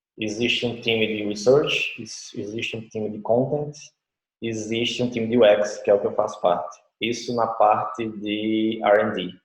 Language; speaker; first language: Portuguese; native; Portuguese